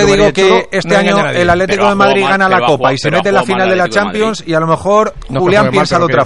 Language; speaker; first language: Spanish; native; Spanish